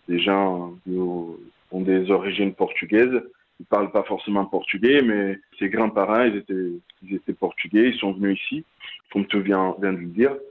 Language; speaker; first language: French; non-native, fluent; Portuguese